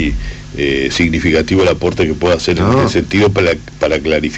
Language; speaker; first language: Spanish; native; Spanish